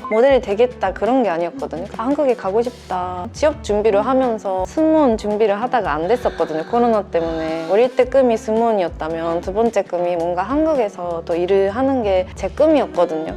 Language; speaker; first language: Korean; non-native, fluent; Japanese